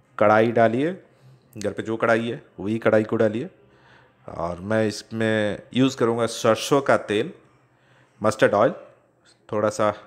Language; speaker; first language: Hindi; non-native, local second language; Odia